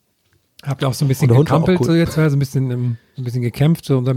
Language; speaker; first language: German; native; German